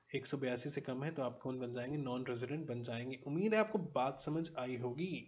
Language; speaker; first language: Hindi; native; Hindi